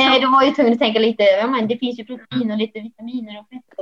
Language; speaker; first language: Swedish; native; Swedish